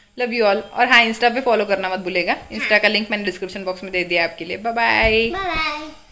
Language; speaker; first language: Hindi; native; Hindi